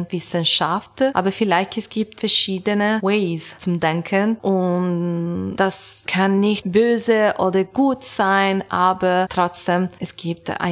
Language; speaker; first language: German; non-native, learner; Italian